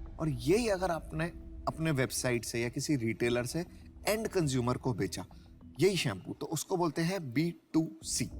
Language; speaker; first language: Hindi; native; Hindi